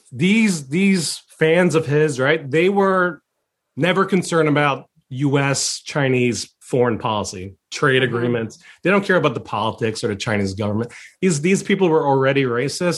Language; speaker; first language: English; early bilingual, other home language; Chinese